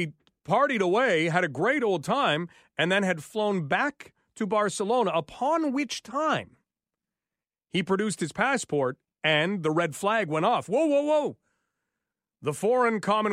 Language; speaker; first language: English; native; English